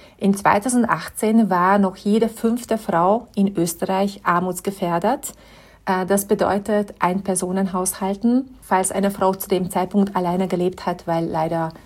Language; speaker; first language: German; non-native, fluent; Hungarian